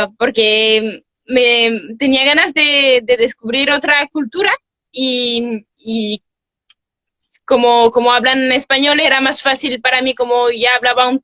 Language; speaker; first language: Spanish; non-native, fluent; French